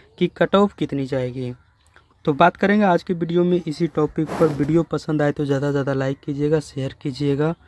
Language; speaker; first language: Hindi; native; Hindi